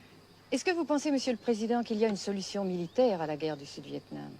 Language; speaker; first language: French; native; French